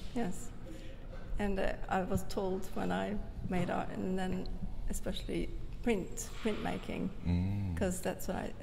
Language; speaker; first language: English; non-native, fluent; Norwegian